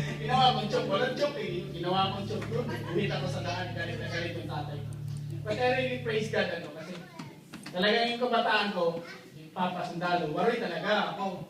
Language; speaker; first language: Filipino; native; Filipino